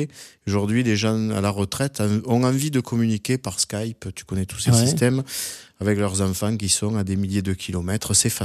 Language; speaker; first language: French; native; French